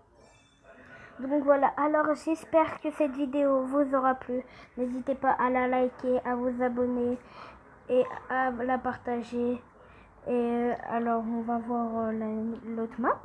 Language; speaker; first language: French; native; French